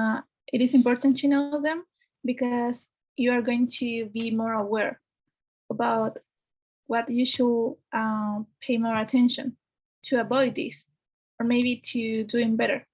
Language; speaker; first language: English; non-native, fluent; Spanish